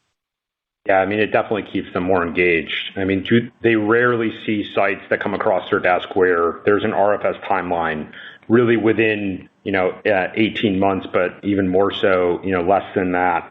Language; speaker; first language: English; native; English